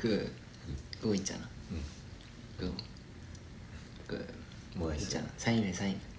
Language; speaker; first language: Korean; non-native, fluent; Japanese